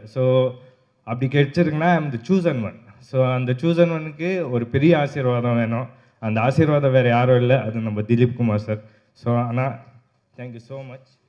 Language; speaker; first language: Tamil; non-native, local second language; Kannada